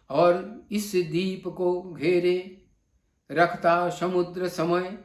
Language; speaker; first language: Hindi; non-native, local second language; Bangla